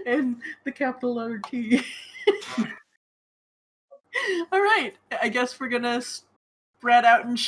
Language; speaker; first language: English; native; English